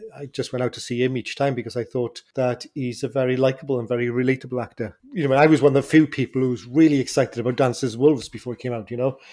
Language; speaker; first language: English; native; English